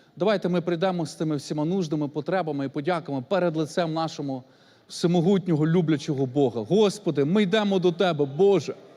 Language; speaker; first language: Ukrainian; native; Ukrainian